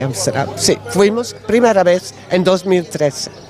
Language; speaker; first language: Spanish; non-native, learner; Dutch